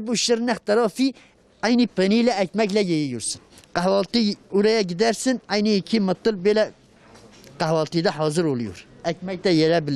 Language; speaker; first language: Turkish; non-native, local second language; Kurdish